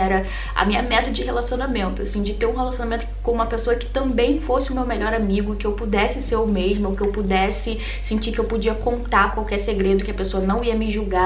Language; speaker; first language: Portuguese; native; Portuguese